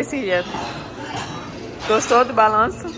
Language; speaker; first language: Portuguese; native; Portuguese